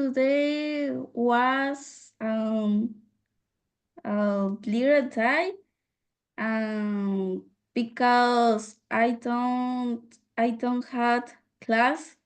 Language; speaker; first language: English; non-native, learner; Spanish